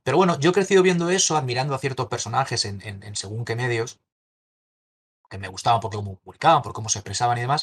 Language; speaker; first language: Spanish; native; Spanish